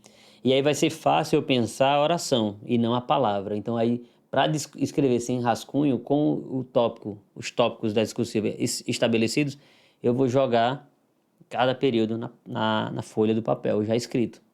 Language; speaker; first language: Portuguese; native; Portuguese